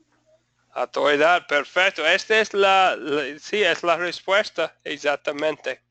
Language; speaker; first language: Spanish; non-native, fluent; English